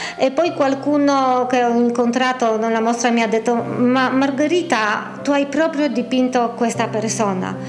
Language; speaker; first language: Italian; non-native, fluent; Polish